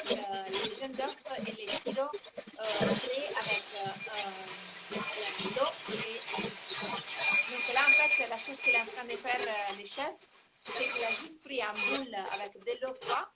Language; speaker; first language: French; non-native, fluent; Italian